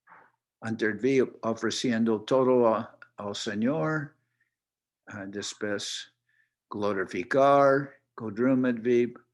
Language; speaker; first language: Spanish; non-native, fluent; English